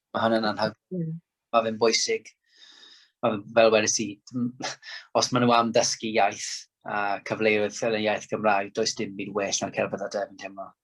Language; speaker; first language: Welsh; non-native, local second language; English